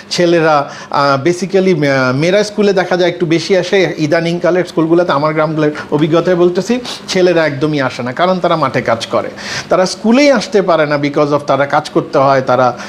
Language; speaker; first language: Bangla; native; Bangla